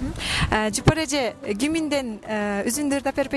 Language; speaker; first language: Kyrgyz; native; Kyrgyz